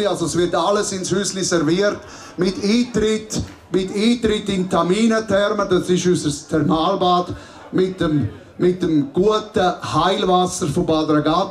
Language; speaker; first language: German; native; German